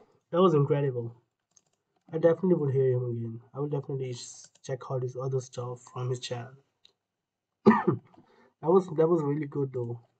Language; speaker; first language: English; non-native, local second language; Hindi